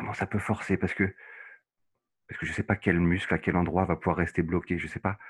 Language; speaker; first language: French; native; French